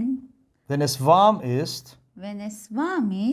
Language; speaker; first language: German; non-native, fluent; Persian